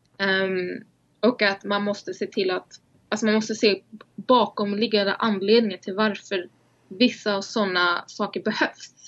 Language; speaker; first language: Swedish; early bilingual, other home language; Somali